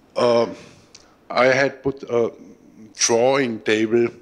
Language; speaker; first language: English; non-native, fluent; German